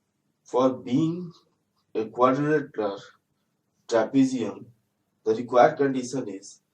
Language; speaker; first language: English; non-native, local second language; Hindi